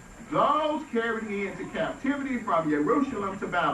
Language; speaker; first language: English; native; English